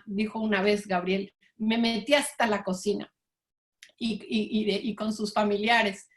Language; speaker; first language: Spanish; native; Spanish